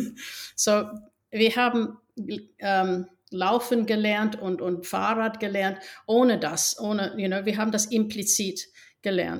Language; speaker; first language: German; non-native, fluent; English